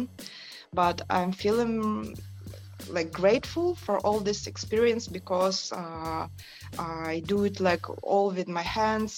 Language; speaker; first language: English; non-native, fluent; Yakut